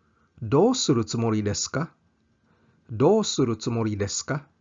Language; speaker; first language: Japanese; non-native, fluent; English